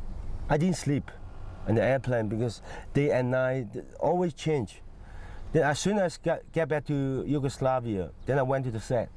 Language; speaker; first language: English; non-native, fluent; Cantonese